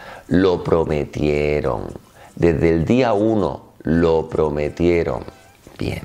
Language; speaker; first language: Spanish; native; Spanish